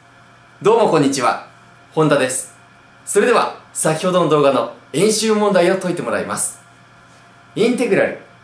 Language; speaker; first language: Japanese; native; Japanese